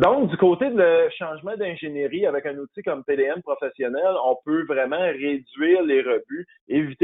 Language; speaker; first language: French; native; French